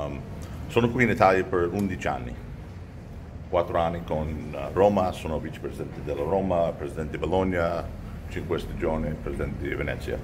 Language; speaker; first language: Italian; non-native, learner; English